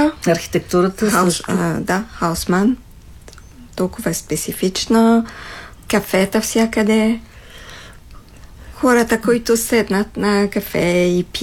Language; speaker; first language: Bulgarian; non-native, fluent; French